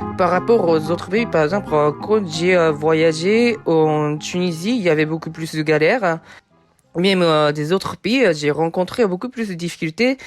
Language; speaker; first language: French; non-native, fluent; Japanese